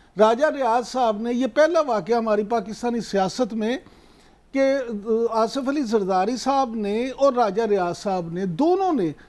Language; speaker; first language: Urdu; native; Urdu